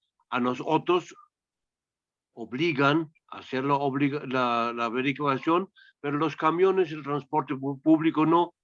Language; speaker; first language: Spanish; non-native, fluent; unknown